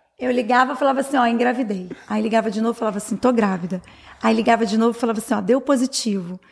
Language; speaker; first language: Portuguese; native; Portuguese